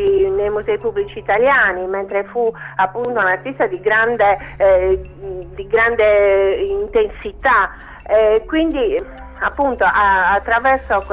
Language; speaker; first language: Italian; native; Italian